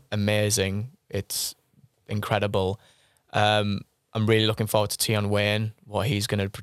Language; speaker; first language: English; native; English